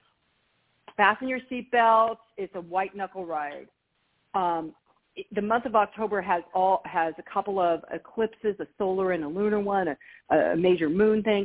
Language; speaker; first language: English; native; English